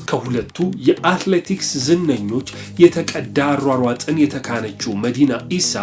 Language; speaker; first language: Amharic; native; Amharic